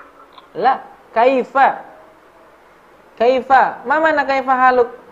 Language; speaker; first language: Arabic; non-native, learner; Indonesian